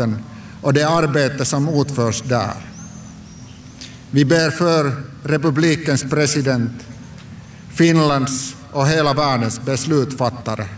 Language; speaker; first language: Swedish; non-native, local second language; Finnish